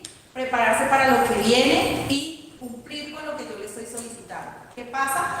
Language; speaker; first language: Spanish; native; Spanish